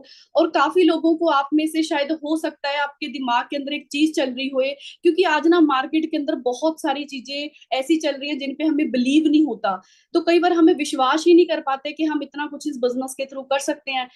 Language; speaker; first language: Hindi; non-native, local second language; Punjabi